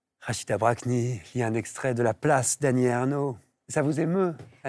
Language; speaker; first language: French; native; French